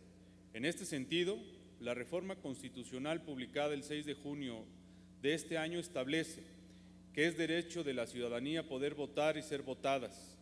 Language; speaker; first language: Spanish; native; Spanish